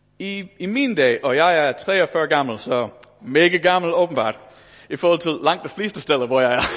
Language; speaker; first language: Danish; non-native, fluent; English